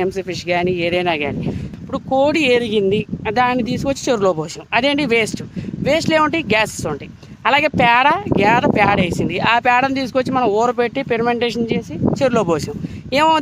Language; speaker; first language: Telugu; native; Telugu